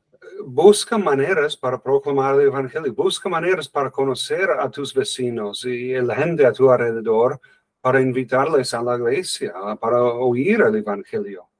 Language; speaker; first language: Spanish; non-native, fluent; English